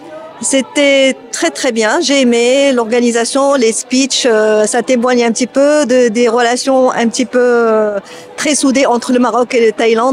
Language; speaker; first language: French; non-native, local second language; Arabic